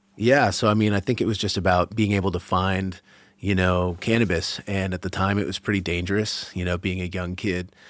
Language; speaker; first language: English; native; English